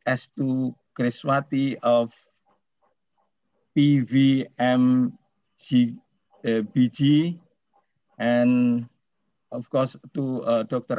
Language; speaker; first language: English; non-native, fluent; Indonesian